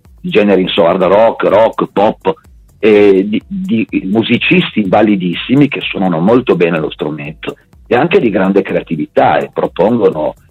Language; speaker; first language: Italian; native; Italian